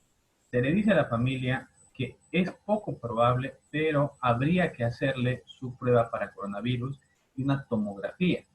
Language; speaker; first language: Spanish; native; Spanish